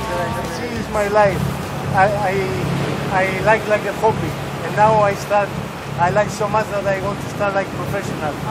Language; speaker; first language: English; non-native, learner; Greek